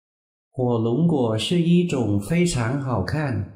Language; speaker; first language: Chinese; non-native, fluent; Vietnamese